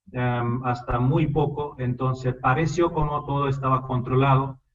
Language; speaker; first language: Spanish; non-native, fluent; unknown